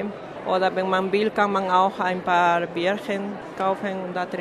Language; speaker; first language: German; non-native, fluent; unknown